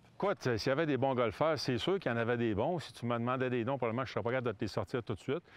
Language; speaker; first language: French; native; French